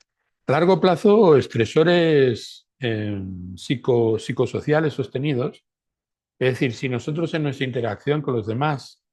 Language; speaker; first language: Spanish; native; Spanish